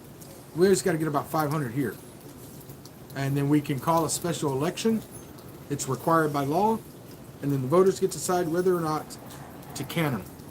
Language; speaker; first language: English; native; English